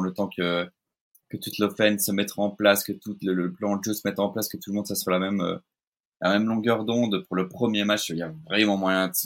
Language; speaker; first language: French; native; French